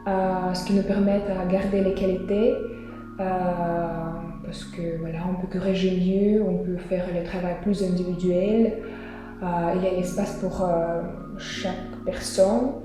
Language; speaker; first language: French; non-native, fluent; Russian